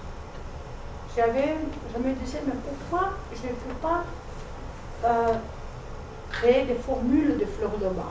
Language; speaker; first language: French; non-native, fluent; Portuguese